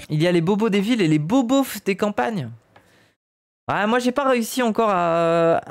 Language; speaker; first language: French; native; French